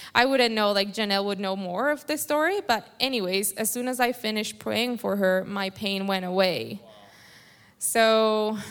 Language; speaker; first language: English; non-native, fluent; Spanish